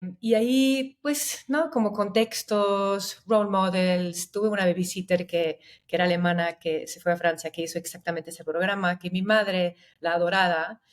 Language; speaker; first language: Spanish; non-native, fluent; German